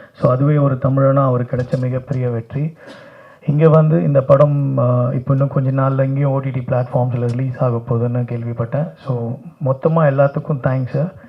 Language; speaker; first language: Tamil; native; Tamil